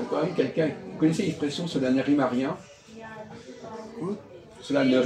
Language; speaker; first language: French; native; French